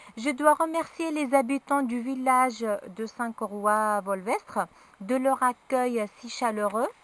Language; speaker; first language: French; non-native, local second language; Arabic